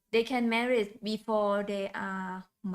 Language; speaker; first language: English; non-native, learner; Thai